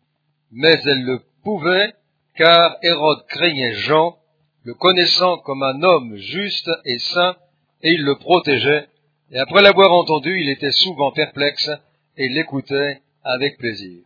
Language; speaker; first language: French; native; French